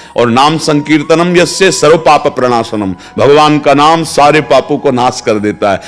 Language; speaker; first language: Hindi; native; Hindi